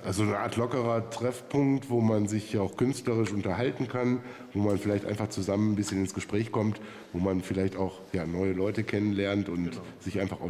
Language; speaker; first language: German; native; German